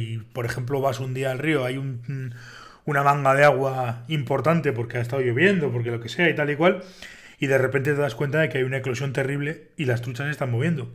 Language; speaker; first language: Spanish; native; Spanish